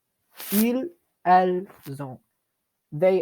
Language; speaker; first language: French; non-native, fluent; English